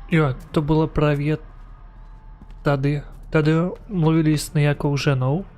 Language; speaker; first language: Czech; non-native, learner; Ukrainian